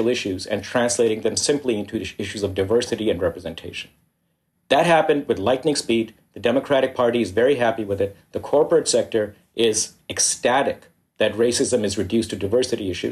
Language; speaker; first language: English; non-native, local second language; Hindi